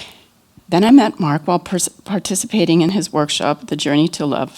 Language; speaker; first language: English; native; English